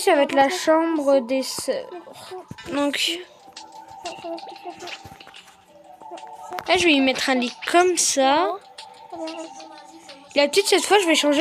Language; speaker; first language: French; native; French